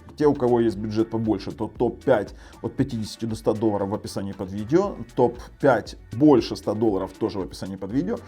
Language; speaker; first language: Russian; native; Russian